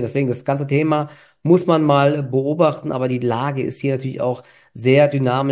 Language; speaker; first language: German; native; German